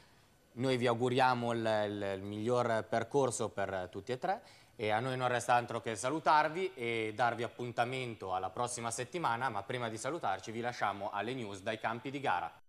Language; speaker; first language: Italian; native; Italian